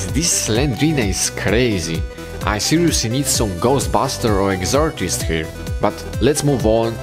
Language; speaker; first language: English; non-native, fluent; Polish